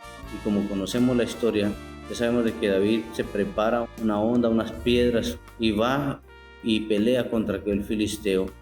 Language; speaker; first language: Spanish; native; Spanish